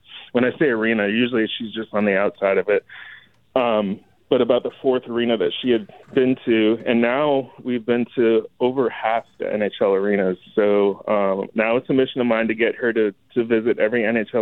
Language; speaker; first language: English; native; English